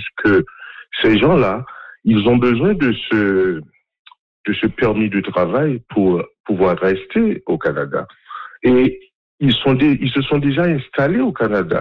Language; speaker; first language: French; non-native, local second language; Haitian Creole